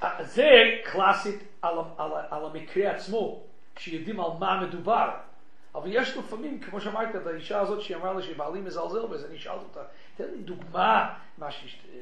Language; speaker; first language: Hebrew; non-native, fluent; English